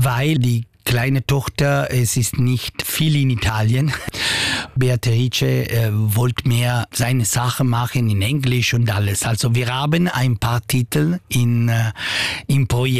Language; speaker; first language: German; non-native, local second language; Italian